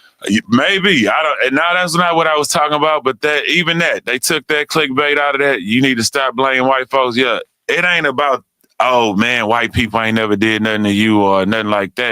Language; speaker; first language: English; native; English